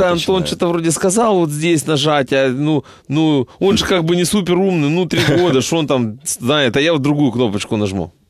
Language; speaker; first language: Russian; native; Russian